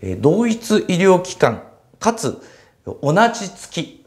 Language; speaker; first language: Japanese; native; Japanese